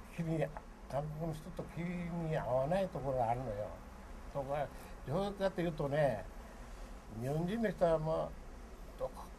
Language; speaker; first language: Japanese; early bilingual, other home language; Korean